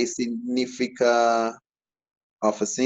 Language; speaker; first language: Spanish; non-native, learner; English